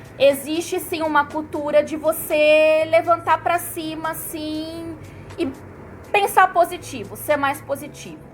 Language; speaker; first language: Portuguese; native; Portuguese